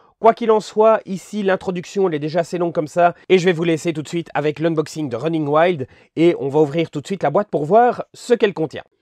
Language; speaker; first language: French; native; French